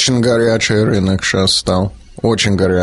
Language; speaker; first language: Russian; early bilingual, heritage; Russian